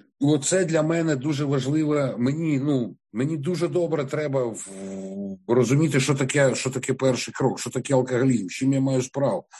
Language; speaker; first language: Ukrainian; non-native, local second language; Russian